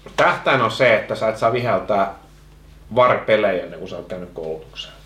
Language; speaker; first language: Finnish; non-native, local second language; Swedish